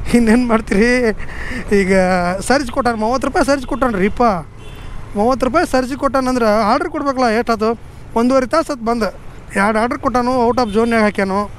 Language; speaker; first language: Kannada; native; Kannada